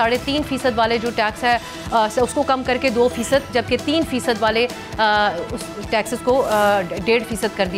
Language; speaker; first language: Urdu; native; Urdu